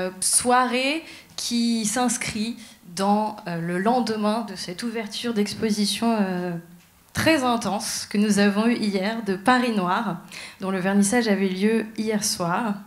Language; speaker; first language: French; native; French